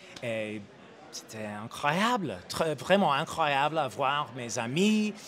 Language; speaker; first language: French; non-native, learner; English